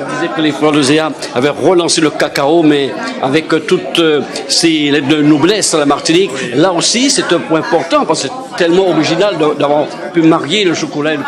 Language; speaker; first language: French; native; French